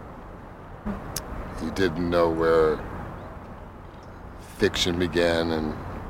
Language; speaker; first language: English; native; English